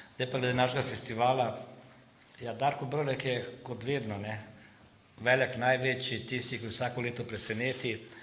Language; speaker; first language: Slovenian; non-native, local second language; Serbian